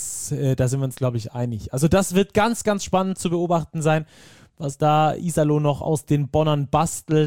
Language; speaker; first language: German; native; German